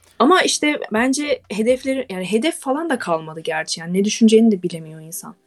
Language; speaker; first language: Turkish; native; Turkish